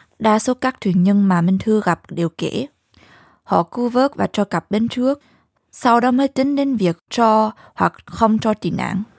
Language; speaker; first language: Vietnamese; early bilingual, heritage; Vietnamese